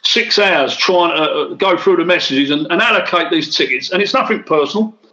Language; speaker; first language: English; native; English